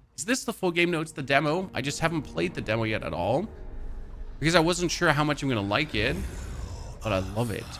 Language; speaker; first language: English; non-native, fluent; German